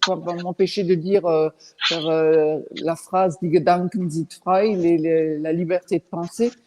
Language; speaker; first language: French; non-native, local second language; Swiss German